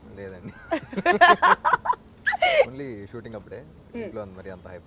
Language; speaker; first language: Telugu; native; Telugu